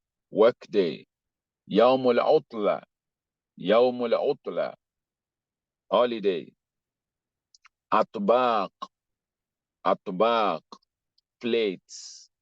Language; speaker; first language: Arabic; non-native, fluent; English